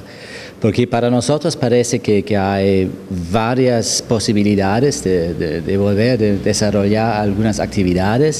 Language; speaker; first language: Spanish; non-native, fluent; German